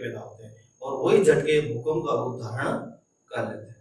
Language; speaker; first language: Hindi; native; Hindi